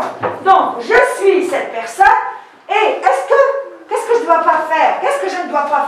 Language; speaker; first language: French; non-native, local second language; Arabic